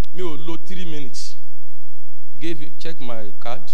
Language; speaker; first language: English; non-native, local second language; Yoruba